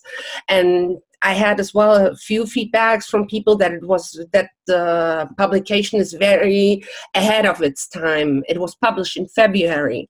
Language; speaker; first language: English; non-native, fluent; German